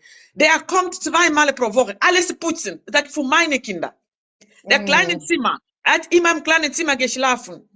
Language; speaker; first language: German; non-native, learner; French